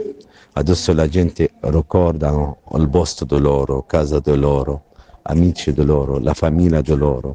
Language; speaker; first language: Italian; non-native, learner; Arabic